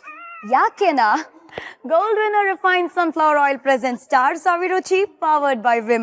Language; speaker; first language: Kannada; native; Kannada